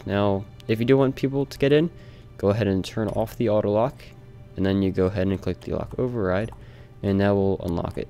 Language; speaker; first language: English; native; English